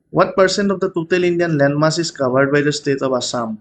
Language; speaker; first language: English; non-native, local second language; Assamese